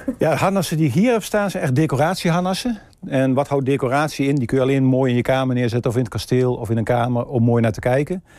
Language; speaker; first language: Dutch; native; Dutch